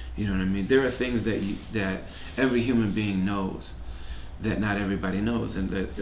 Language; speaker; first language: English; native; English